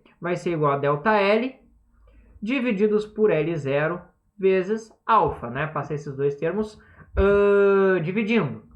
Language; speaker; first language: Portuguese; native; Portuguese